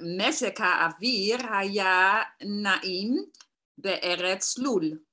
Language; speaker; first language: Hebrew; non-native, learner; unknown